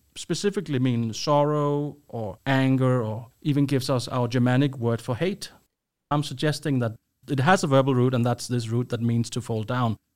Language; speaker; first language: English; non-native, fluent; Danish